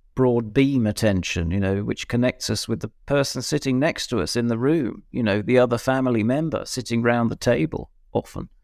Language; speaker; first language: English; native; English